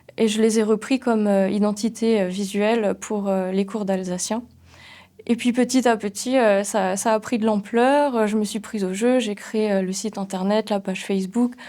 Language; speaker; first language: French; non-native, local second language; Swiss German